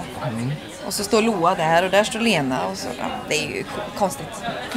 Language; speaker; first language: Swedish; native; Swedish